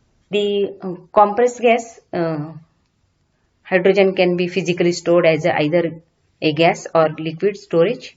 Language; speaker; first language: English; non-native, local second language; Marathi